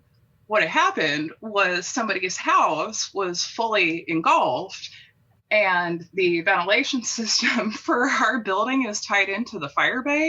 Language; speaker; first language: English; native; English